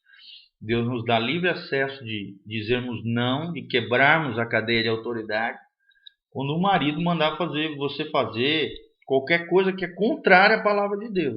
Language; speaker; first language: Portuguese; native; Portuguese